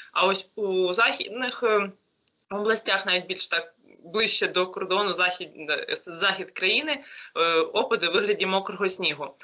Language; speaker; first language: Ukrainian; native; Ukrainian